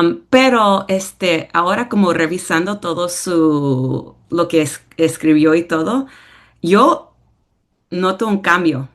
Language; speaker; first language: Spanish; early bilingual, heritage; English